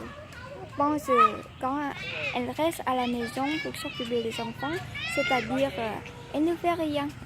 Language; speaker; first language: French; non-native, learner; Vietnamese